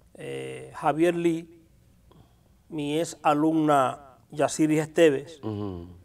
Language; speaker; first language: Spanish; native; Spanish